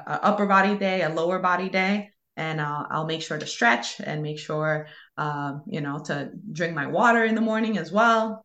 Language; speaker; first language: English; early bilingual, other home language; Spanish